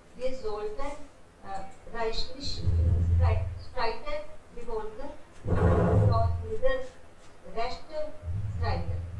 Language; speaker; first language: German; non-native, learner; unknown